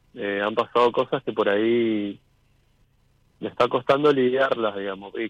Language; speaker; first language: Spanish; native; Spanish